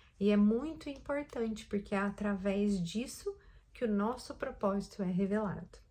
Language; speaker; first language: Portuguese; native; Portuguese